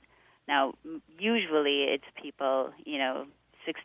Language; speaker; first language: English; native; English